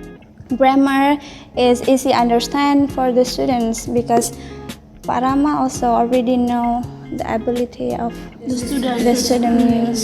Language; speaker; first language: English; non-native, learner; Indonesian